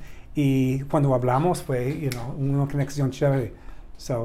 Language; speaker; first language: Spanish; non-native, learner; English